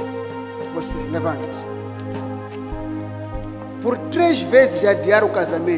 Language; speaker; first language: Portuguese; non-native, local second language; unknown